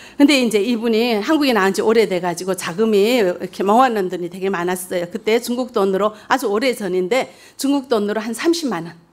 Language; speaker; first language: Korean; early bilingual, heritage; Korean